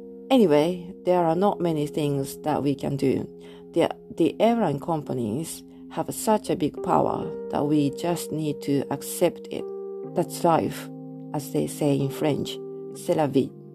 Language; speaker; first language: English; non-native, fluent; Japanese